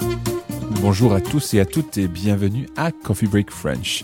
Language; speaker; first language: French; non-native, fluent; English